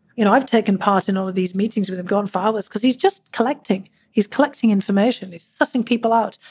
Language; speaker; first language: English; native; English